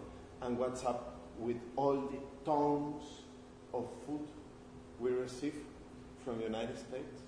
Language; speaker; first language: English; non-native, learner; Spanish